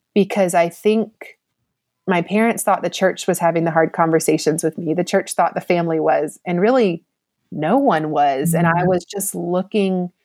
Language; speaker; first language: English; native; English